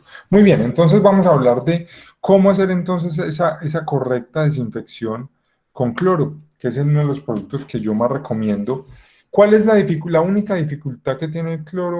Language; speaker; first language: Spanish; native; Spanish